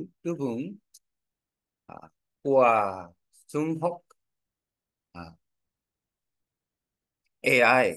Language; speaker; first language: Vietnamese; non-native, learner; Korean